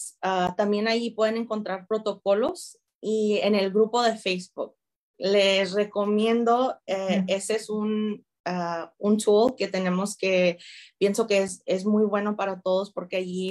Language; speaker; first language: Spanish; early bilingual, heritage; Spanish